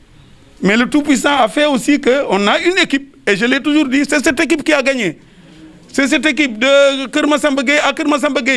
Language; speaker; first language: French; non-native, local second language; Wolof